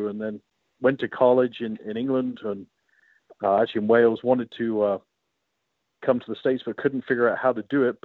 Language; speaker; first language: English; native; English